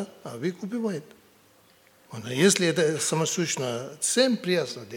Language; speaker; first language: Russian; non-native, learner; Tibetan